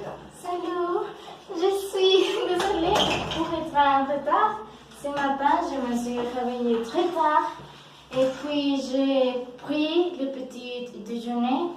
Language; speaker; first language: French; non-native, learner; Spanish